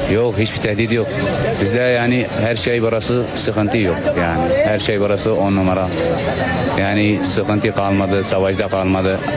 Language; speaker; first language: Turkish; non-native, learner; Arabic